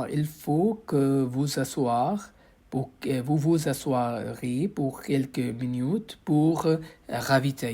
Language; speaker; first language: French; non-native, fluent; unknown